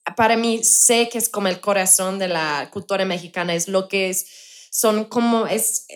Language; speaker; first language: Spanish; non-native, fluent; English